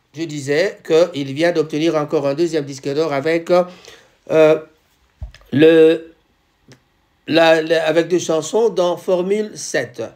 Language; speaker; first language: French; non-native, local second language; Lingala